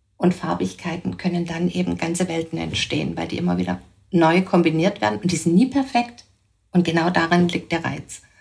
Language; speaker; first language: German; native; German